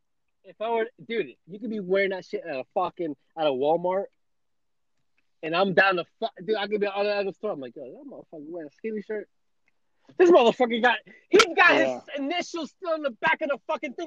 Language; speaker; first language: English; non-native, fluent; Spanish